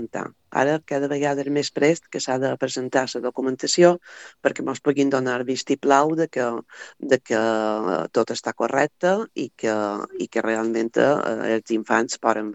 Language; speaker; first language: Catalan; native; Catalan